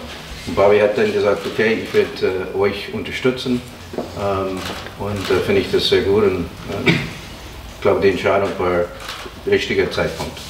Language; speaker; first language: German; non-native, fluent; English